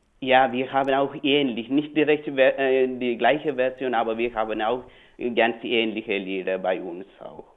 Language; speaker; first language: German; non-native, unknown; Malayalam